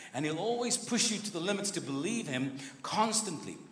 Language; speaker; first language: English; non-native, local second language; Afrikaans